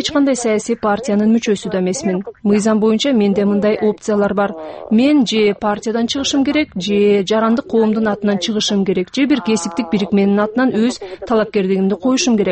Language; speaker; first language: Kyrgyz; native; Kyrgyz